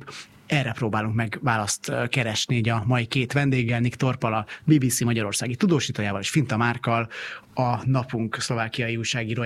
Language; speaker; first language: Hungarian; native; Hungarian